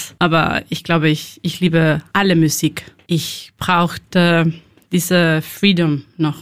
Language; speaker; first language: German; non-native, learner; Spanish